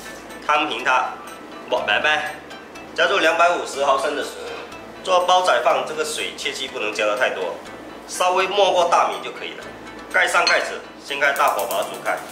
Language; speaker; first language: Chinese; non-native, local second language; Min Nan Chinese